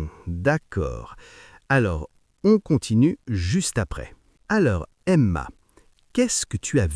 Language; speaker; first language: French; native; French